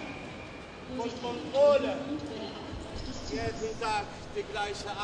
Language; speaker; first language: German; non-native, learner; Arabic